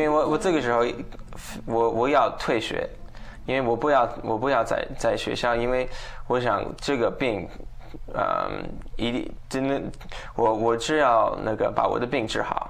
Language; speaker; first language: Chinese; non-native, fluent; English